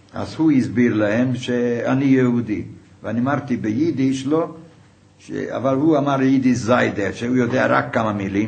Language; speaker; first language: Hebrew; non-native, fluent; Hungarian